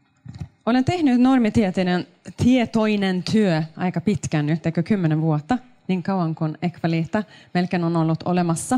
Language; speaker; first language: Finnish; non-native, local second language; Swedish